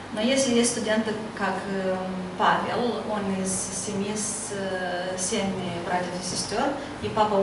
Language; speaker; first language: Polish; non-native, learner; Russian